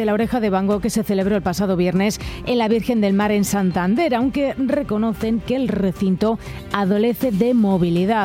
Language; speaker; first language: Spanish; native; Spanish